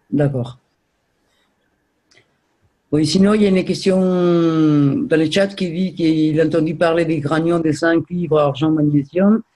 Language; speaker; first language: French; native; French